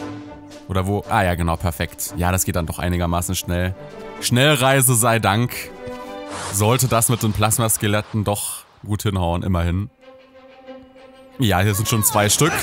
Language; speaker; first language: German; native; German